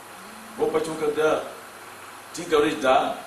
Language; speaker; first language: Russian; non-native, learner; English